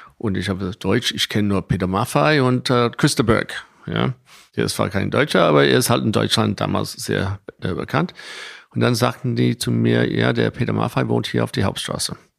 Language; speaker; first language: German; non-native, fluent; English